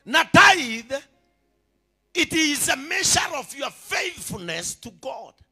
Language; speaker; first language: English; non-native, local second language; Swahili